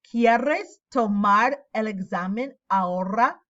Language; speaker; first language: Spanish; non-native, fluent; English